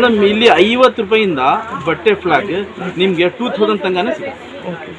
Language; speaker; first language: Kannada; non-native, local second language; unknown